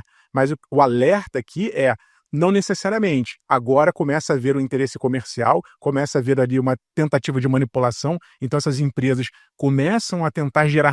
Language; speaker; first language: Portuguese; native; Portuguese